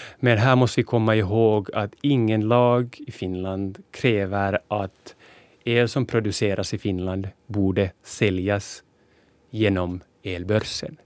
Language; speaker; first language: Swedish; non-native, local second language; Finnish